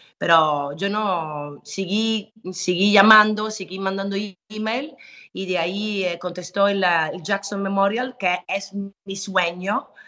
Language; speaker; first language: Spanish; non-native, fluent; Italian